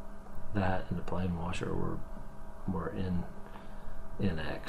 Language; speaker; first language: English; native; English